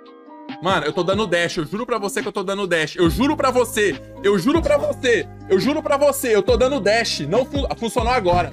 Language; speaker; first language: Portuguese; native; Portuguese